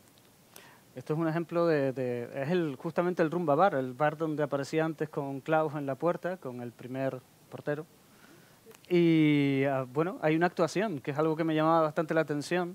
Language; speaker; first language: Spanish; native; Spanish